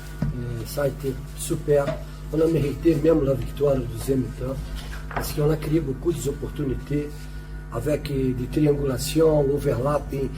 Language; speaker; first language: French; non-native, fluent; Portuguese